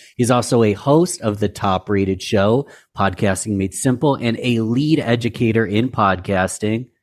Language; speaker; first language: English; native; English